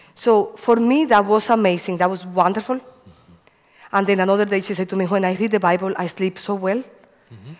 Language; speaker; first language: English; non-native, fluent; Spanish